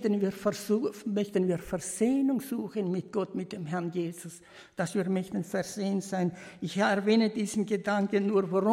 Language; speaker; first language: German; early bilingual, heritage; German